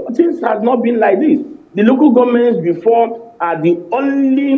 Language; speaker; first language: English; non-native, local second language; Igbo